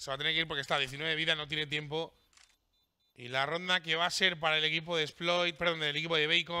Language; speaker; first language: Spanish; native; Spanish